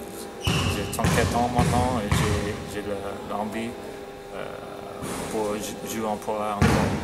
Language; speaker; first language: French; non-native, fluent; English